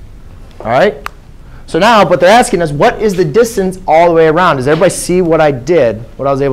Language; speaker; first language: English; native; English